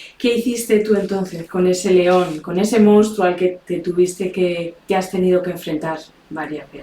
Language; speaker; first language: Spanish; native; Spanish